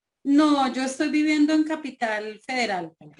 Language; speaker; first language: Spanish; native; Spanish